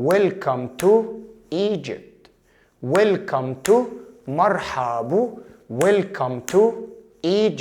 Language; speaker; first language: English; non-native, fluent; Arabic